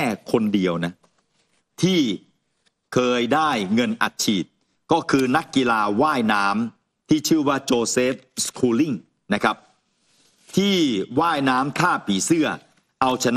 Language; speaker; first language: Thai; native; Thai